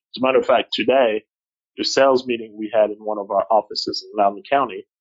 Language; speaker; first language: English; non-native, fluent; French